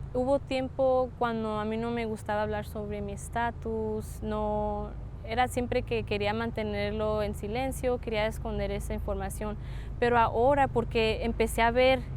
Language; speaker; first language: Spanish; early bilingual, heritage; Spanish